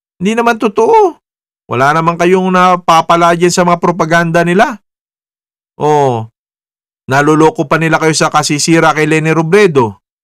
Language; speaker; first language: Filipino; native; Filipino